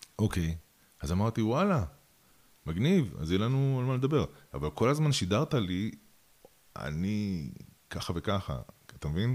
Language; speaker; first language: Hebrew; early bilingual, other home language; Russian